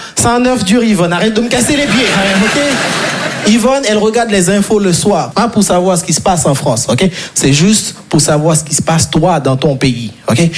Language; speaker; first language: French; non-native, local second language; Haitian Creole